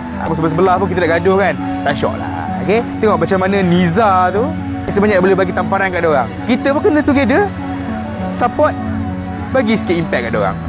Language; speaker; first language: Malay; native; Malay